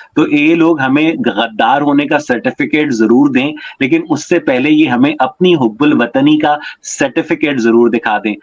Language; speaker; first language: Urdu; native; Urdu